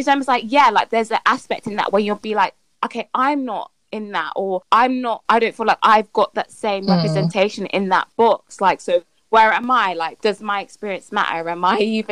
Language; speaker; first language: English; native; English